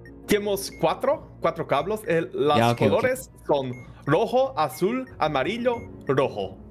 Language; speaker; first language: Spanish; non-native, learner; Portuguese